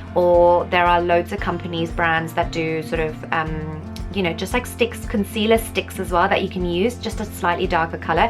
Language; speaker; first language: English; native; English